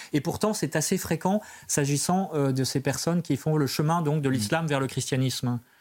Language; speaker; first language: French; native; French